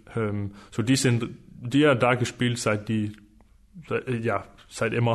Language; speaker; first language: German; non-native, fluent; Danish